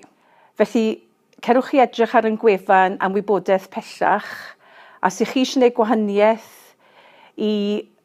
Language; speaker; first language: Welsh; native; Welsh